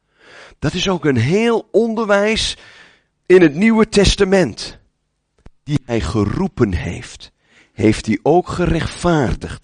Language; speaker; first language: Dutch; native; Dutch